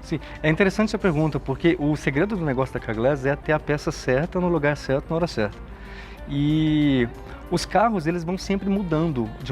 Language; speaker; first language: Portuguese; native; Portuguese